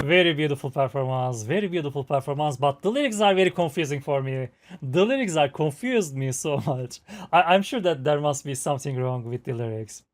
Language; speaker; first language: English; non-native, learner; Turkish